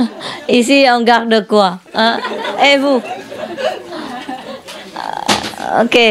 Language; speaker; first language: French; non-native, learner; Vietnamese